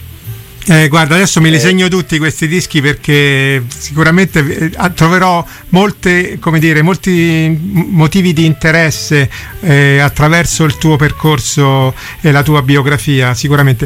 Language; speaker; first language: Italian; native; Italian